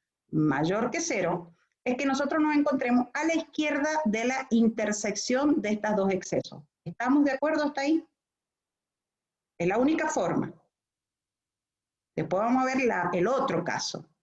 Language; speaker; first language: Spanish; native; Spanish